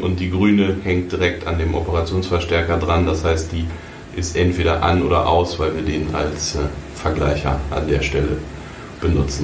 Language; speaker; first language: German; native; German